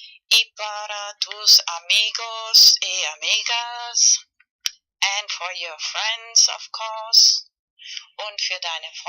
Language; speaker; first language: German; non-native, learner; Spanish